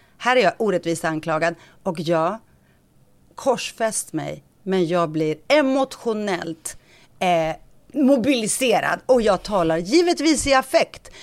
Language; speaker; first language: Swedish; early bilingual, other home language; Greek